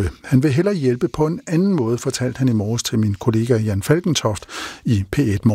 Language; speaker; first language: Danish; native; Danish